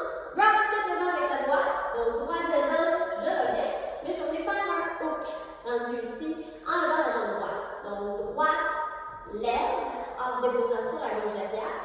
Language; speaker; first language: French; native; French